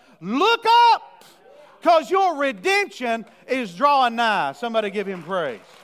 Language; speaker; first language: English; native; English